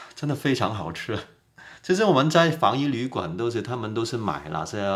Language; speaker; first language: Chinese; non-native, local second language; Cantonese